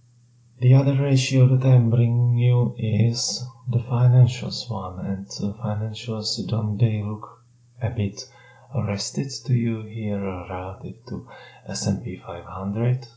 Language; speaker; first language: English; non-native, fluent; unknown